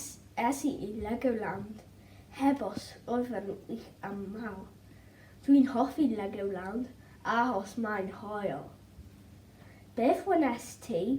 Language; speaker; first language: Welsh; non-native, local second language; English